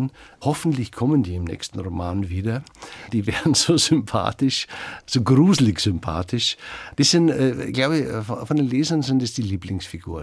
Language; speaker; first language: German; native; German